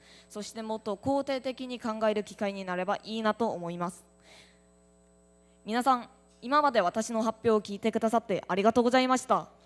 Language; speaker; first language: Japanese; non-native, learner; Korean